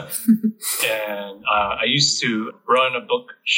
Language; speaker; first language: English; native; English